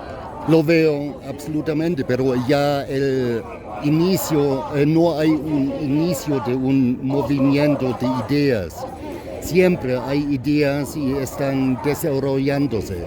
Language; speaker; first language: Spanish; non-native, fluent; German